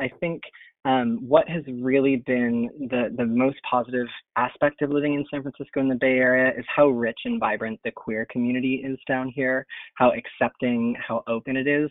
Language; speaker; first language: English; native; English